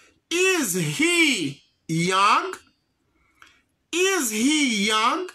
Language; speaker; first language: English; non-native, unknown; Haitian Creole